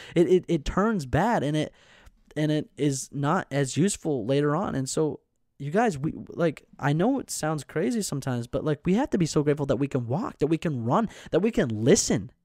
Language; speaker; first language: English; native; English